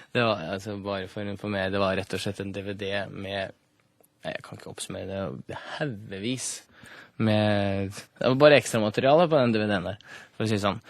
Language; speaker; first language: Norwegian; early bilingual, other home language; Russian